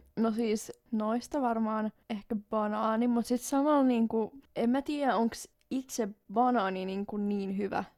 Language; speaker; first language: Finnish; non-native, local second language; Swedish